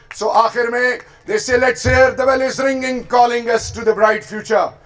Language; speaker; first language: English; non-native, local second language; Urdu